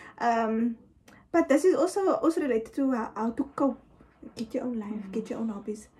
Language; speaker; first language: English; non-native, local second language; Afrikaans